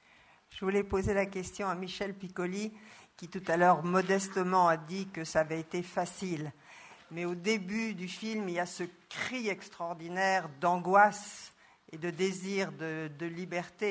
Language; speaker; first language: French; native; French